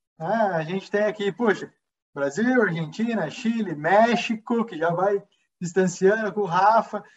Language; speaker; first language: Portuguese; native; Portuguese